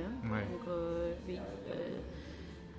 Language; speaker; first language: French; non-native, learner; Spanish